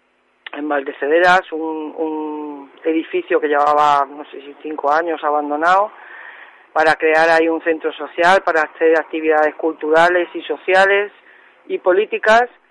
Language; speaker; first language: Spanish; native; Spanish